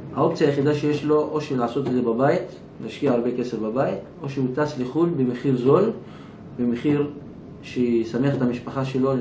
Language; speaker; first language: Hebrew; non-native, local second language; Arabic